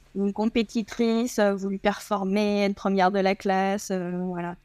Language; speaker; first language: French; native; French